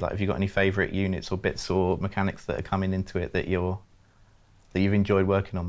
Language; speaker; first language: English; native; English